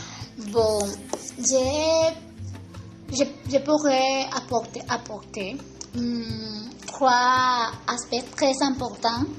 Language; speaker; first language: French; non-native, learner; Spanish